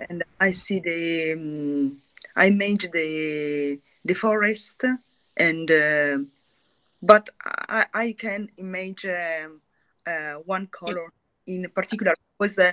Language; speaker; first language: English; non-native, learner; Italian